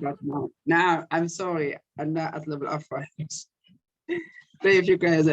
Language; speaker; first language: Arabic; non-native, fluent; Indonesian